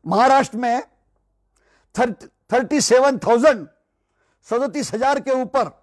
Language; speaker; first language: Hindi; non-native, local second language; Marathi